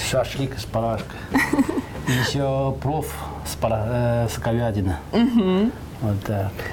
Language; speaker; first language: Russian; non-native, learner; Chinese